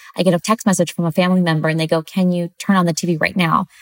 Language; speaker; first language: English; early bilingual, other home language; Spanish